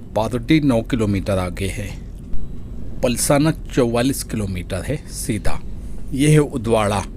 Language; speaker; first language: Hindi; native; Hindi